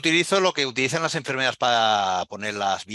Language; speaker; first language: Spanish; native; Spanish